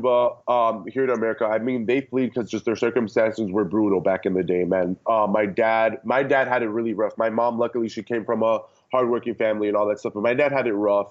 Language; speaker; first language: English; early bilingual, other home language; Spanish